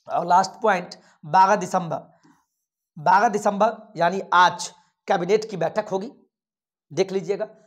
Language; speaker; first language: Hindi; native; Hindi